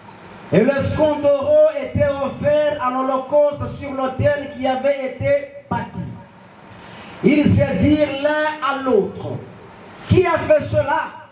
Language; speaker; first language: French; non-native, local second language; Lingala